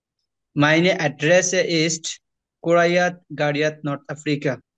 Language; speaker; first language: German; non-native, learner; Bangla